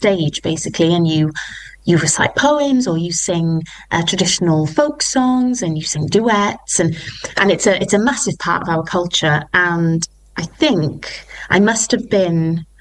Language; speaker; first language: English; non-native, local second language; Welsh